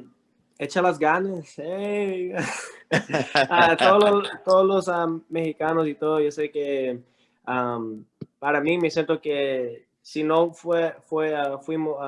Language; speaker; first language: Spanish; early bilingual, heritage; Spanish